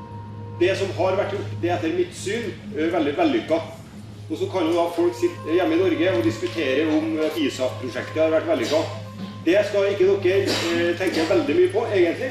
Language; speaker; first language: Norwegian; native; Norwegian